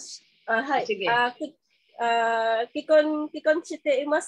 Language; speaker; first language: Japanese; non-native, learner; Filipino